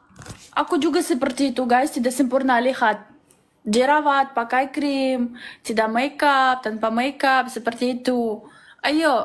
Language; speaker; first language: Indonesian; non-native, learner; Russian